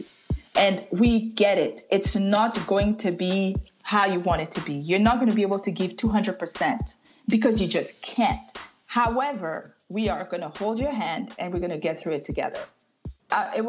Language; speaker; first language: English; non-native, fluent; French